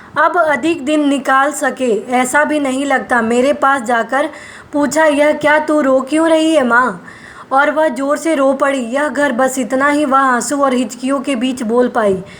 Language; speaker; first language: Hindi; non-native, local second language; Gujarati